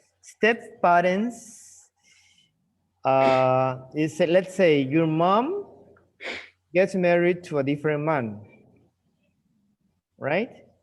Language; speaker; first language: English; non-native, fluent; Spanish